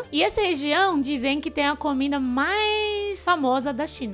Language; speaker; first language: Portuguese; non-native, fluent; Chinese